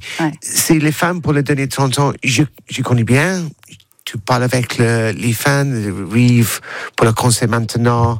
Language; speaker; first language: French; non-native, learner; English